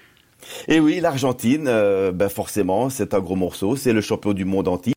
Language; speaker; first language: French; native; French